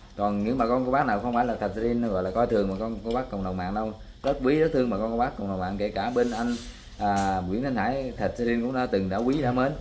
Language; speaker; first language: Vietnamese; non-native, local second language; Khmer